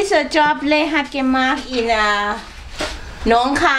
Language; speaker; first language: German; non-native, learner; Thai